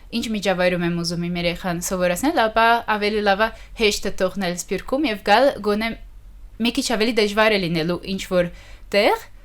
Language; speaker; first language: Armenian; early bilingual, heritage; Armenian